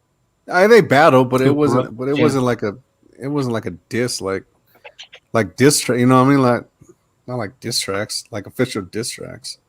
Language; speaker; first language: English; native; English